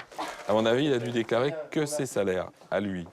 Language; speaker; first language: French; native; French